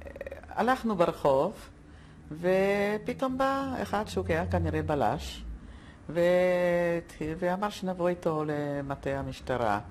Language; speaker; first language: Hebrew; non-native, fluent; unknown